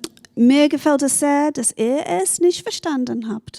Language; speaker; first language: German; non-native, fluent; English